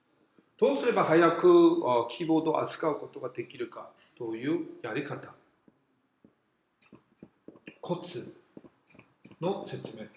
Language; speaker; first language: Japanese; non-native, fluent; Korean